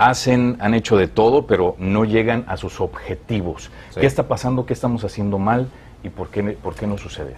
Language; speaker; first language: Spanish; native; Spanish